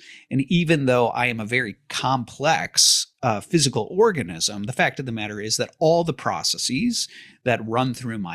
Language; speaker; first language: English; native; English